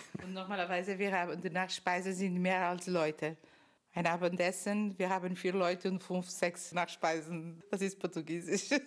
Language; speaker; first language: German; non-native, learner; Portuguese